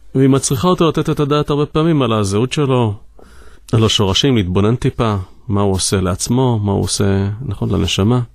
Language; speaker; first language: Hebrew; native; Hebrew